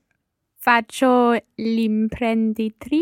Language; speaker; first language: Italian; non-native, learner; English